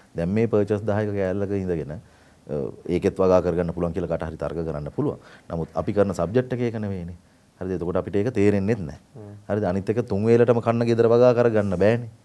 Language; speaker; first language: Sinhala; native; Sinhala